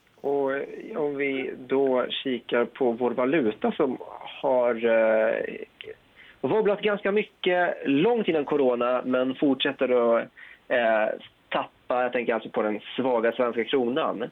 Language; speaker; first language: Swedish; native; Swedish